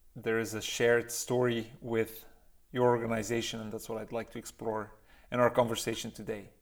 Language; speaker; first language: English; non-native, fluent; Dutch